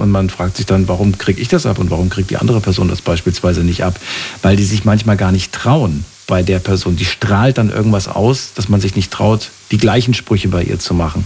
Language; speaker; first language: German; native; German